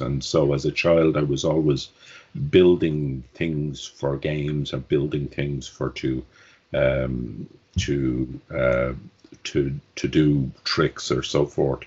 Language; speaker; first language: English; native; English